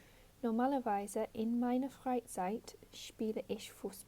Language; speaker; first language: German; non-native, fluent; English